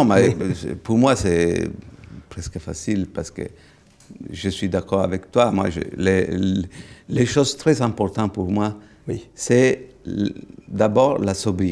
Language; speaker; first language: French; non-native, fluent; Italian